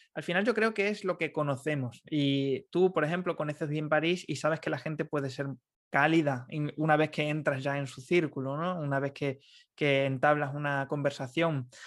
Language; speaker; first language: Spanish; native; Spanish